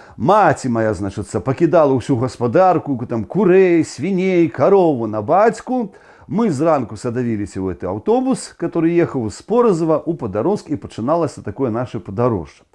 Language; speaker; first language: Belarusian; native; Belarusian